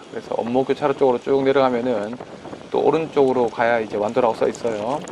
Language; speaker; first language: Korean; native; Korean